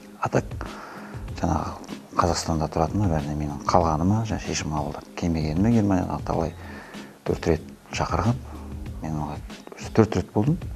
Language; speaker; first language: Kazakh; non-native, local second language; Russian